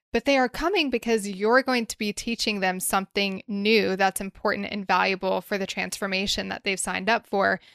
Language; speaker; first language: English; native; English